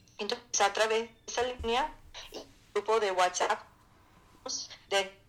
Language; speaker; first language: Spanish; non-native, fluent; English